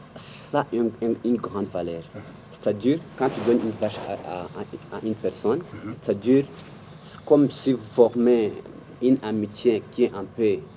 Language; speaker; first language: French; non-native, local second language; Kinyarwanda